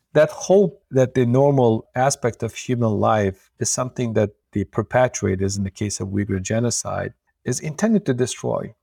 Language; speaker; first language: English; non-native, fluent; Uyghur